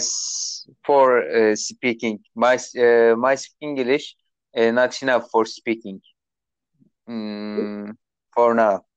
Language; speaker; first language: English; non-native, learner; Turkish